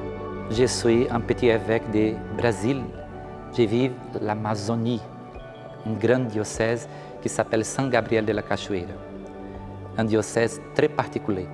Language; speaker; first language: French; non-native, learner; Portuguese